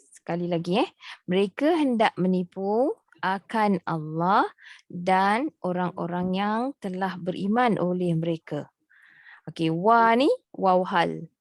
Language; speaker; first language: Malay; native; Malay